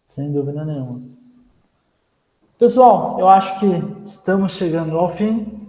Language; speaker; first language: Portuguese; native; Portuguese